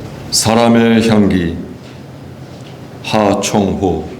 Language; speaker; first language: Korean; native; Korean